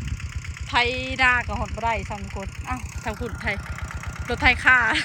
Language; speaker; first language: Thai; non-native, local second language; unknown